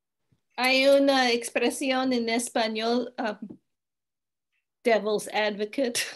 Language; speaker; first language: Spanish; non-native, learner; English